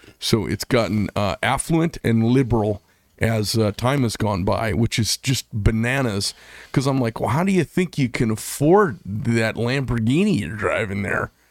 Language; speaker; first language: English; native; English